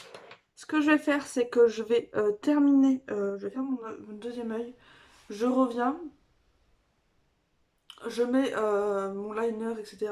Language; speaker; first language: French; native; French